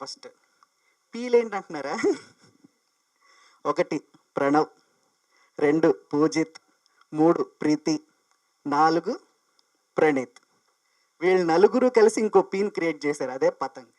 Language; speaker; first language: Telugu; native; Telugu